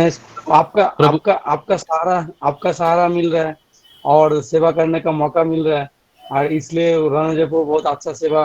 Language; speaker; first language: Hindi; non-native, local second language; Bangla